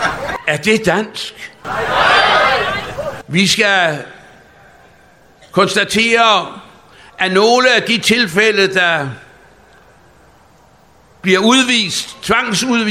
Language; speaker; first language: Danish; native; Danish